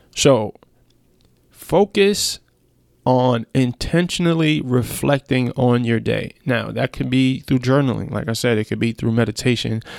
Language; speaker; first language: English; native; English